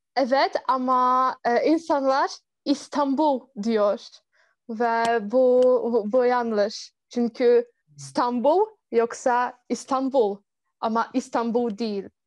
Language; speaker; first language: Turkish; non-native, learner; Polish